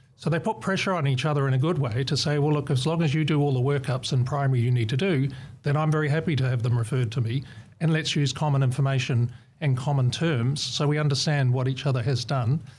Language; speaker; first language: English; native; English